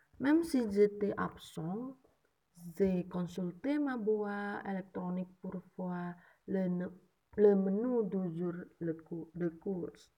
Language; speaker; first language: French; non-native, learner; Indonesian